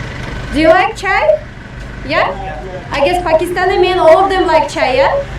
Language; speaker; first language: English; non-native, fluent; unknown